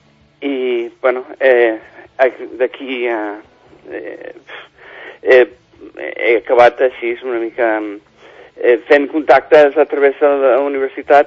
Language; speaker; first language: Catalan; non-native, fluent; English